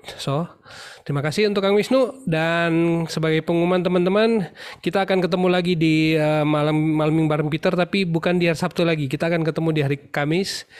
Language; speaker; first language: Indonesian; native; Indonesian